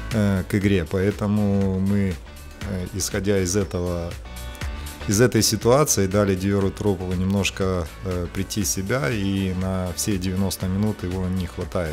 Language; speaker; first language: Russian; native; Russian